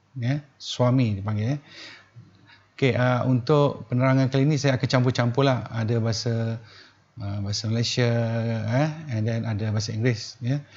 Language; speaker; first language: Malay; native; Malay